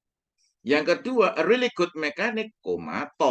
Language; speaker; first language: English; non-native, fluent; Indonesian